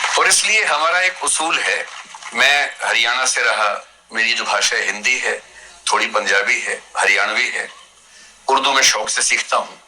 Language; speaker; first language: Hindi; native; Hindi